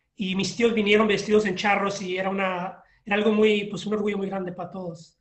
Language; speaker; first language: Spanish; early bilingual, heritage; Spanish